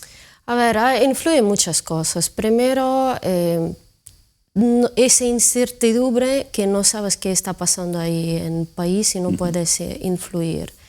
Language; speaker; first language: Spanish; non-native, fluent; Ukrainian